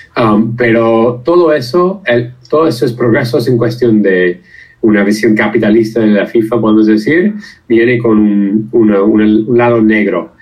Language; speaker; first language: Spanish; non-native, fluent; English